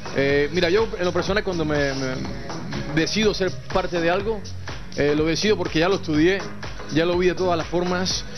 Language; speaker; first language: Spanish; native; Spanish